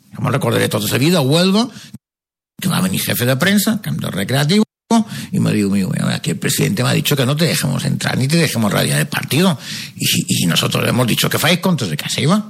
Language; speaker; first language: Spanish; non-native, local second language; Catalan